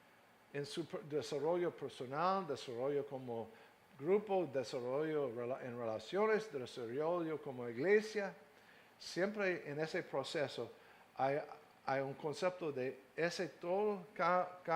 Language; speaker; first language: Spanish; non-native, fluent; English